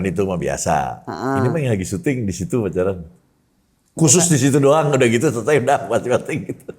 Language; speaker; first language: Indonesian; native; Indonesian